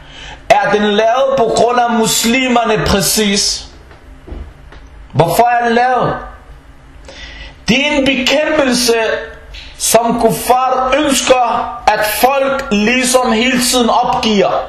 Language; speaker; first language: Danish; early bilingual, other home language; Arabic